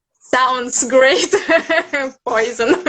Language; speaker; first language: English; non-native, learner; Russian